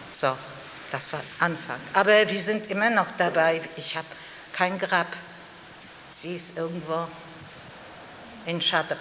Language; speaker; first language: German; non-native, fluent; Polish